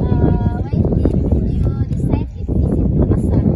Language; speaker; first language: English; non-native, learner; Indonesian